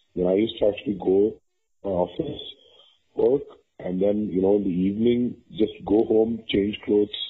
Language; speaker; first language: English; non-native, local second language; Tamil